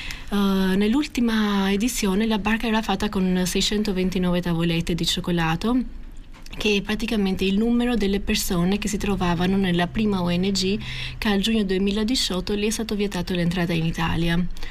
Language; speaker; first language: Italian; non-native, fluent; Albanian